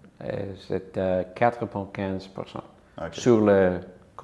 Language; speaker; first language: French; non-native, learner; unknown